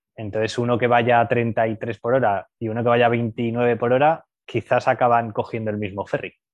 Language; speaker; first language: Spanish; native; Spanish